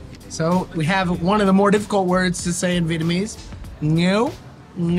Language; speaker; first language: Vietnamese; non-native, fluent; English